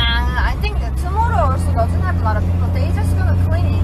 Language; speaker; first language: English; non-native, learner; Korean